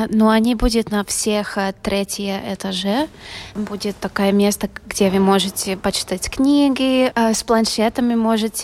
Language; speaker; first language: Russian; non-native, local second language; Latvian